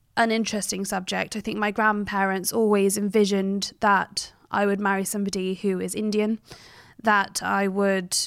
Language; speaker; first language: English; native; English